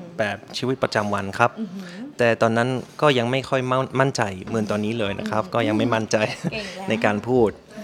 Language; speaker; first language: Thai; non-native, fluent; German